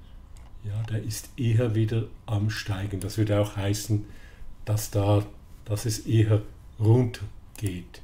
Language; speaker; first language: German; native; German